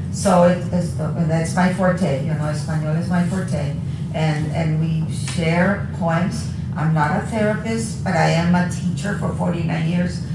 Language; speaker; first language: English; early bilingual, other home language; Spanish